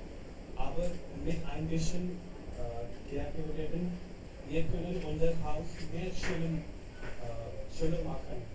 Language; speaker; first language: German; non-native, learner; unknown